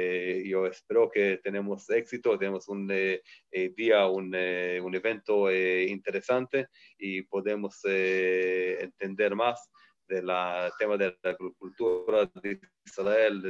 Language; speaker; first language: Spanish; non-native, learner; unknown